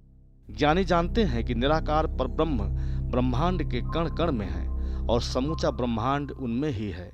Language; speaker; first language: Hindi; native; Hindi